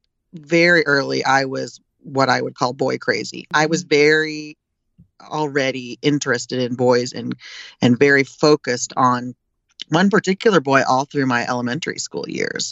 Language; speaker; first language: English; native; English